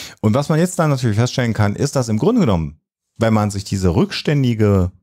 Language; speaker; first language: German; native; German